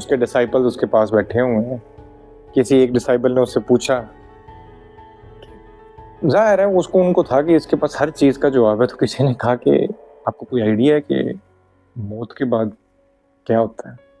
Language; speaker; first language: Hindi; non-native, local second language; Punjabi